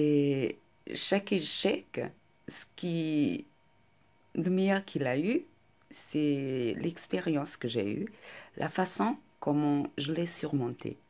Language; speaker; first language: French; non-native, fluent; Portuguese